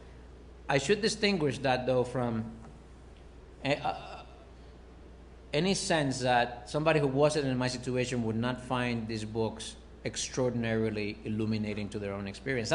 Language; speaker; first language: English; early bilingual, other home language; Spanish